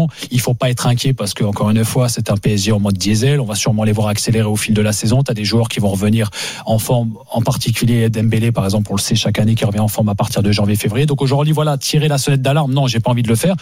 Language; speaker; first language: French; native; French